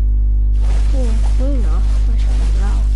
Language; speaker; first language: German; non-native, learner; English